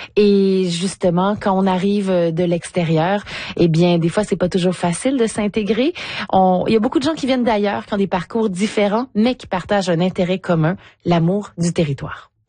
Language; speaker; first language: French; native; French